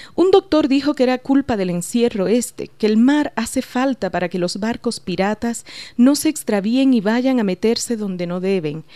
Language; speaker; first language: Spanish; native; Spanish